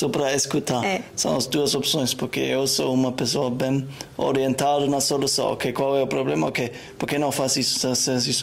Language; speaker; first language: Portuguese; non-native, learner; German